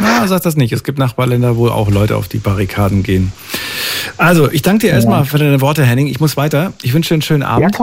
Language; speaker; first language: German; native; German